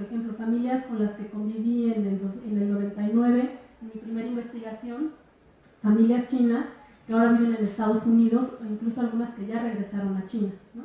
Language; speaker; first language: Spanish; native; Spanish